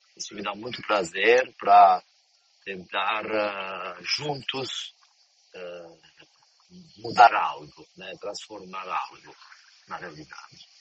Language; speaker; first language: Portuguese; non-native, fluent; Italian